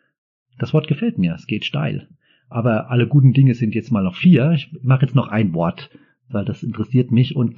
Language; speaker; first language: German; native; German